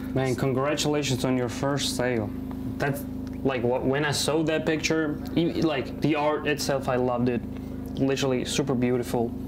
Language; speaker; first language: English; non-native, fluent; Georgian